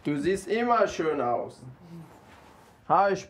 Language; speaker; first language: German; non-native, learner; Persian